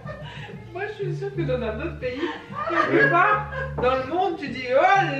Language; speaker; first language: French; native; French